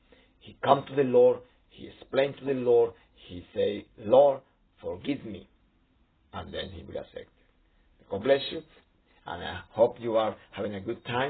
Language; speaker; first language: English; non-native, fluent; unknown